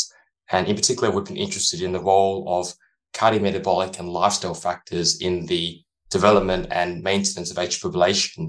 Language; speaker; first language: English; native; English